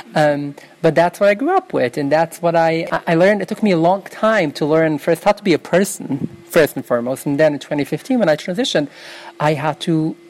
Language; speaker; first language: English; early bilingual, other home language; Yiddish